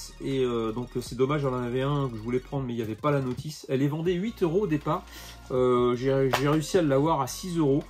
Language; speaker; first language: French; native; French